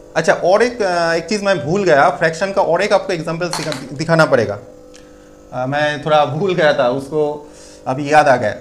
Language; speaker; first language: Hindi; non-native, local second language; Bangla